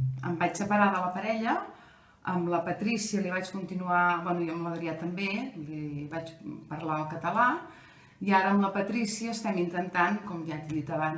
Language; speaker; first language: Catalan; non-native, fluent; German